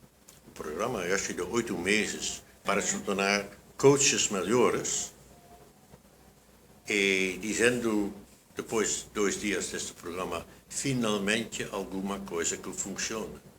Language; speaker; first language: Portuguese; non-native, fluent; Dutch